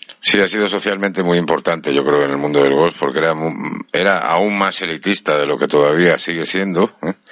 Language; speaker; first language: Spanish; native; Spanish